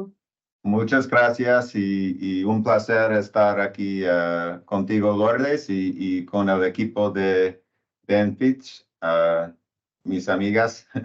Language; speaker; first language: Spanish; non-native, learner; English